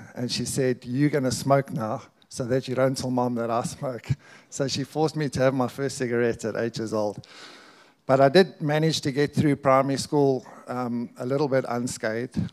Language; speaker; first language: English; native; English